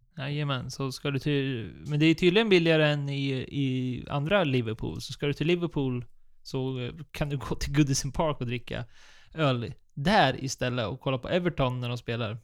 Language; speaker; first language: Swedish; native; Swedish